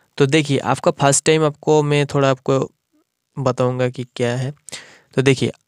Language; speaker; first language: Hindi; non-native, local second language; Bangla